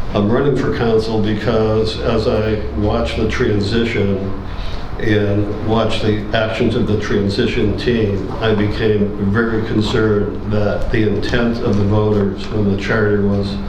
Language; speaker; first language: English; native; English